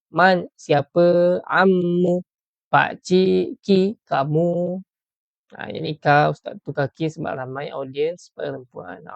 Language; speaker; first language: Malay; native; Malay